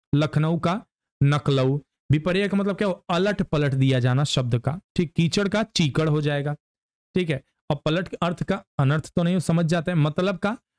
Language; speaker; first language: Hindi; native; Hindi